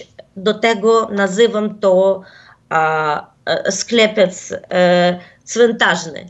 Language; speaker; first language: Polish; non-native, fluent; Ukrainian